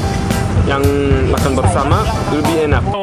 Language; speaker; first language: Indonesian; non-native, learner; Korean